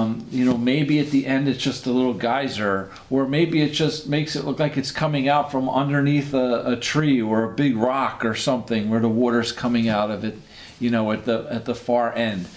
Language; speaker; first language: English; native; English